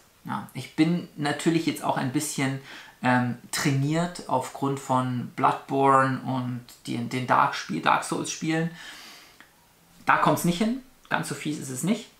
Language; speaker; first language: German; native; German